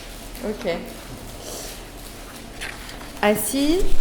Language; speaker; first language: Spanish; non-native, fluent; French